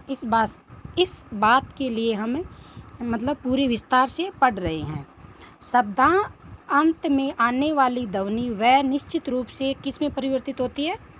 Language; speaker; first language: Hindi; native; Hindi